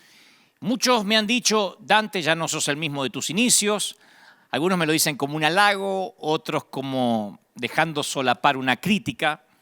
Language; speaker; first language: Spanish; native; Spanish